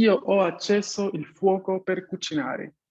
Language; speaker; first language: Italian; non-native, fluent; Spanish